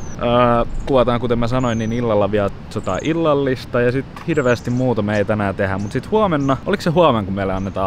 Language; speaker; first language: Finnish; native; Finnish